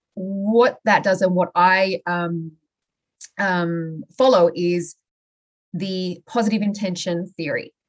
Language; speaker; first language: English; native; English